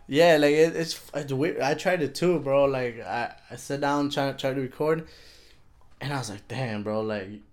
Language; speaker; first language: English; early bilingual, other home language; Spanish